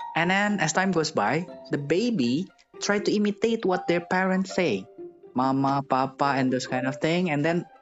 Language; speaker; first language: English; non-native, fluent; Indonesian